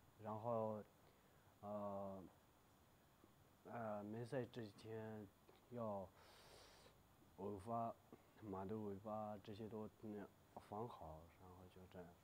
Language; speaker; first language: Chinese; non-native, local second language; Tibetan